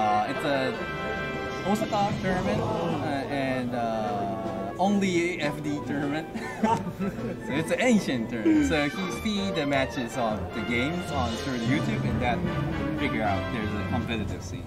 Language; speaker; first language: English; non-native, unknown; Japanese